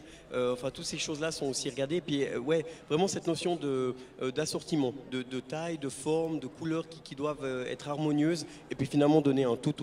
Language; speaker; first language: French; native; French